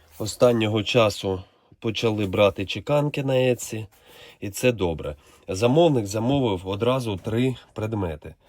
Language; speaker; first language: Ukrainian; non-native, local second language; Russian